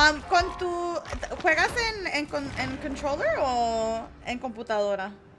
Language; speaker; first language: Spanish; early bilingual, heritage; Spanish